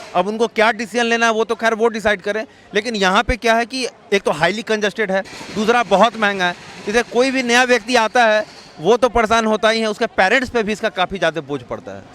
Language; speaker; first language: Hindi; native; Hindi